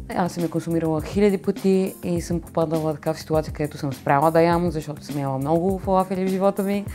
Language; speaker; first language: Bulgarian; early bilingual, other home language; Arabic